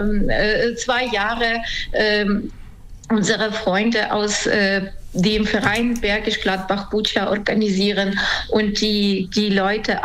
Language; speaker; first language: German; non-native, fluent; Ukrainian